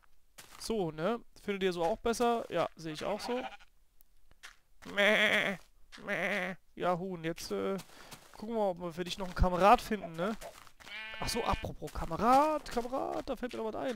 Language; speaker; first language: German; native; German